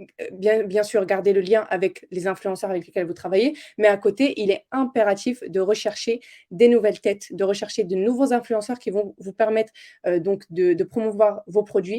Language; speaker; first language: French; native; French